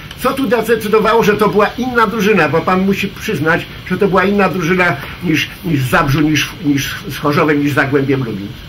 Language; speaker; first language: Polish; native; Polish